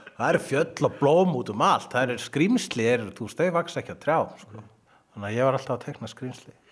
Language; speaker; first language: Icelandic; native; Icelandic